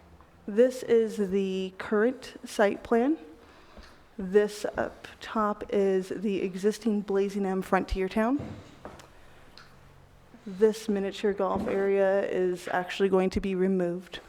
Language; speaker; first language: English; native; English